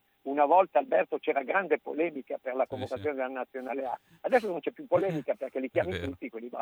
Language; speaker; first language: Italian; native; Italian